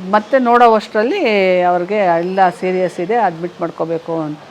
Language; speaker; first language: Kannada; native; Kannada